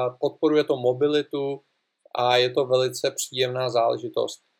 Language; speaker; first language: Czech; native; Czech